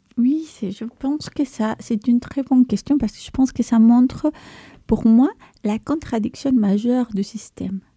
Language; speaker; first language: French; non-native, fluent; Spanish